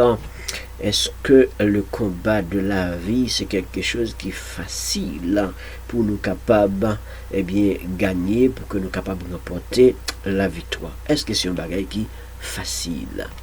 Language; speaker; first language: French; non-native, local second language; Haitian Creole